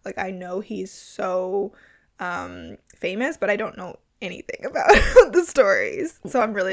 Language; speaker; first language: English; native; English